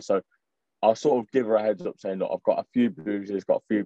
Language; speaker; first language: English; native; English